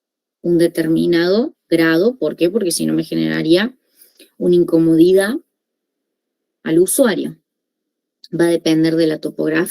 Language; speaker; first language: Spanish; native; Spanish